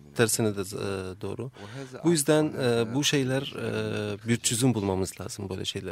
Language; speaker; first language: Turkish; non-native, fluent; Arabic